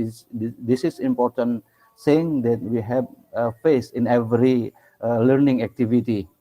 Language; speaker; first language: English; non-native, local second language; Indonesian